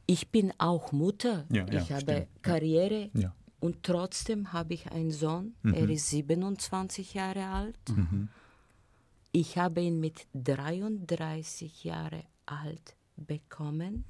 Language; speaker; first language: German; non-native, fluent; Bulgarian